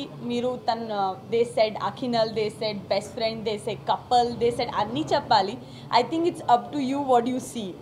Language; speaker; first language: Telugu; non-native, learner; Gujarati